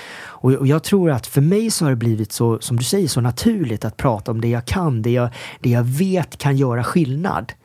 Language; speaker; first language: Swedish; early bilingual, other home language; Korean